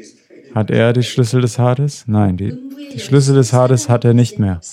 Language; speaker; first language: German; non-native, fluent; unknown